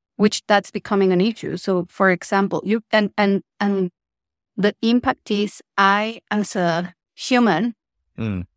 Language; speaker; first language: English; non-native, fluent; Spanish